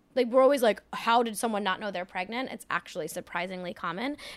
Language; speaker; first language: English; early bilingual, other home language; French